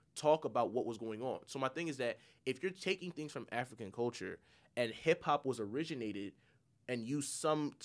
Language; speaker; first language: English; early bilingual, other home language; Yoruba